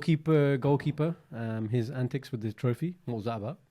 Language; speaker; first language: English; early bilingual, other home language; Punjabi